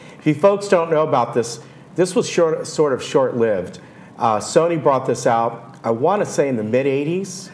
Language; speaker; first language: English; native; English